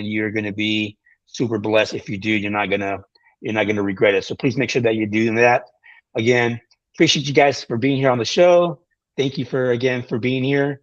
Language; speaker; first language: English; native; English